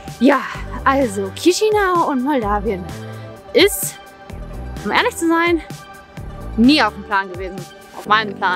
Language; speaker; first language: German; native; German